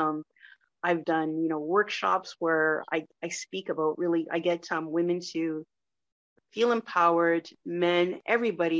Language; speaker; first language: English; non-native, fluent; French